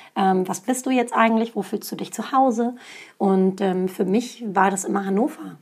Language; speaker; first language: German; native; German